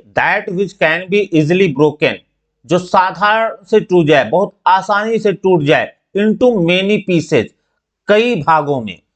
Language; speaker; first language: Hindi; native; Hindi